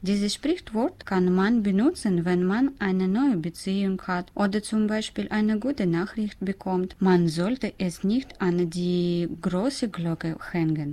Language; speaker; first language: German; non-native, learner; Russian